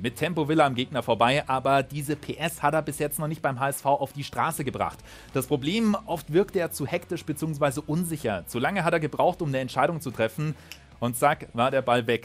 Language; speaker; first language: German; native; German